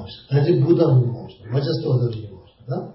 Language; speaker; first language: Russian; non-native, learner; Tibetan